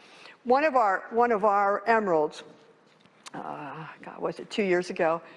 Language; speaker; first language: English; native; English